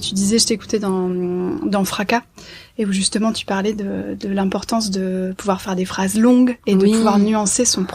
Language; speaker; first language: French; native; French